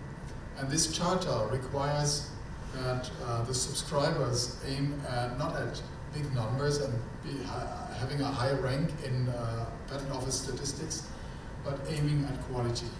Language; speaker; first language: English; non-native, fluent; German